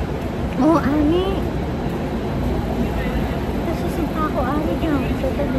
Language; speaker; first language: Japanese; non-native, learner; Filipino